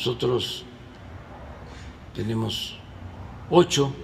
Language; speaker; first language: Spanish; native; Spanish